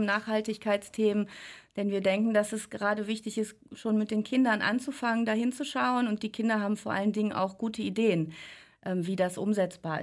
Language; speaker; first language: German; native; German